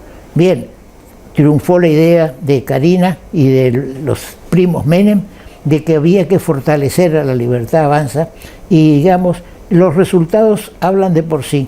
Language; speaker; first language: Spanish; native; Spanish